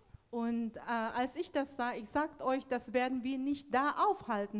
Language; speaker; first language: German; non-native, fluent; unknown